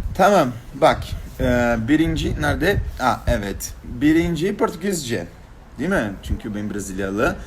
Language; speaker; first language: Turkish; non-native, learner; Portuguese